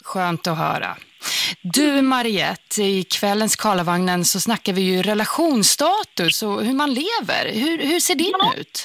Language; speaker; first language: Swedish; native; Swedish